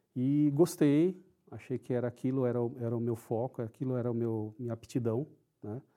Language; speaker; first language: Portuguese; non-native, local second language; Japanese